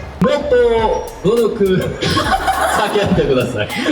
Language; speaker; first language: Japanese; non-native, learner; Korean